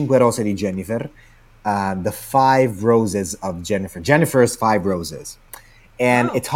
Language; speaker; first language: English; non-native, fluent; Italian